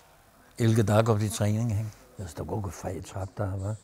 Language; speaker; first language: Dutch; non-native, fluent; Danish